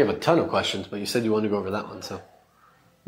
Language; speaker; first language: English; native; English